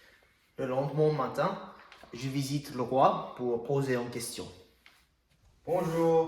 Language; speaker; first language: French; non-native, learner; English